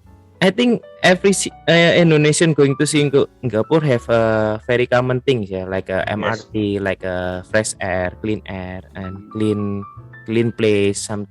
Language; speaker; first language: English; non-native, learner; Indonesian